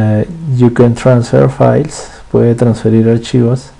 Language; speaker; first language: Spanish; native; Spanish